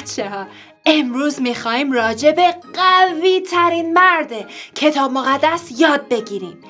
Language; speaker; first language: Persian; native; Persian